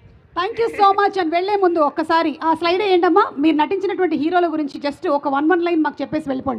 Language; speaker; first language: Telugu; native; Telugu